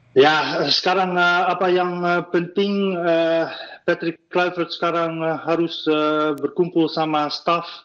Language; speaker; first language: Indonesian; early bilingual, heritage; Dutch